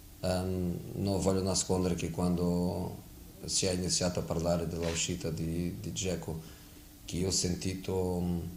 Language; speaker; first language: Italian; non-native, fluent; Portuguese